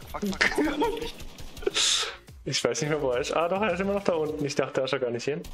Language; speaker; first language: German; native; German